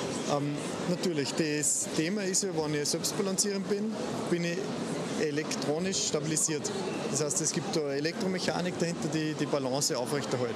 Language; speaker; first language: German; native; German